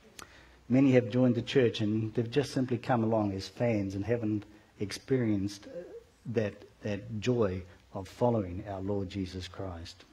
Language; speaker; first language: English; native; English